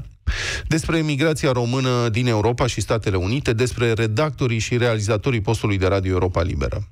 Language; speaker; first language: Romanian; native; Romanian